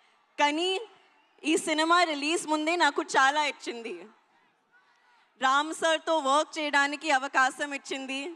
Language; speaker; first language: Telugu; non-native, learner; Hindi